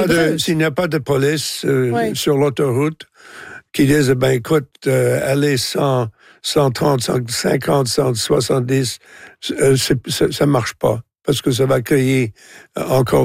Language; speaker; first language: French; non-native, local second language; English